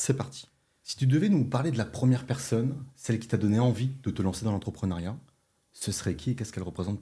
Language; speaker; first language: French; native; French